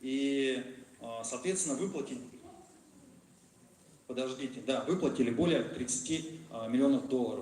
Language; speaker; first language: Russian; native; Russian